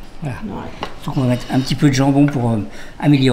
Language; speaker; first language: French; native; French